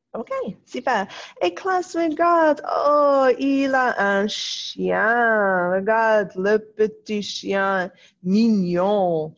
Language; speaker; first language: French; non-native, fluent; English